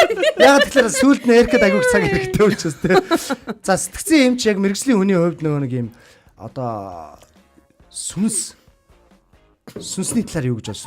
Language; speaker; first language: Mongolian; native; Mongolian